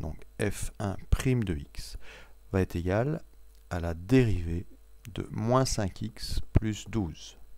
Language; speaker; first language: French; native; French